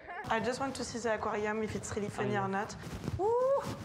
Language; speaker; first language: English; non-native, fluent; French